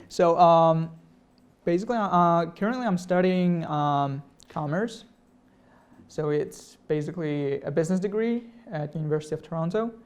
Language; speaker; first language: English; non-native, fluent; Russian